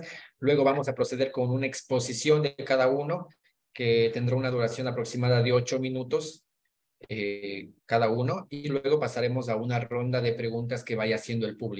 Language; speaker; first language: Spanish; native; Spanish